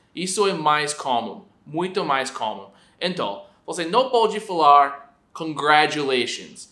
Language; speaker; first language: Portuguese; non-native, fluent; English